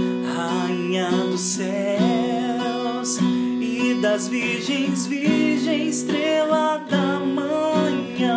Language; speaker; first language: Portuguese; native; Portuguese